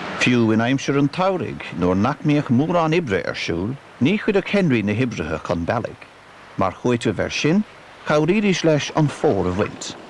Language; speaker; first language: Irish; native; Irish